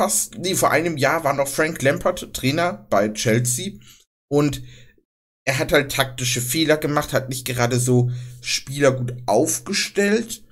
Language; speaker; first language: German; native; German